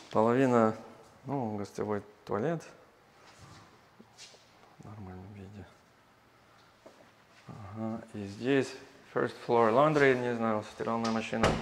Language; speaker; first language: Russian; non-native, learner; English